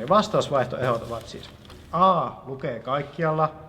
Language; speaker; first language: Finnish; native; Finnish